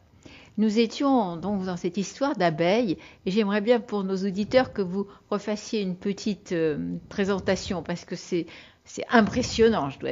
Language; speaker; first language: French; native; French